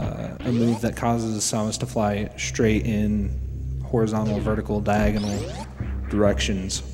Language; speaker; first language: English; native; English